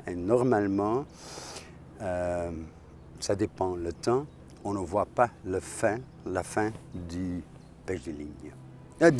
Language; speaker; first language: French; non-native, fluent; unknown